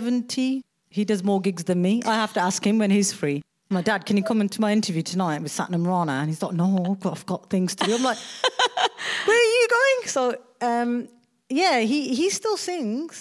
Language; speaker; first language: English; native; English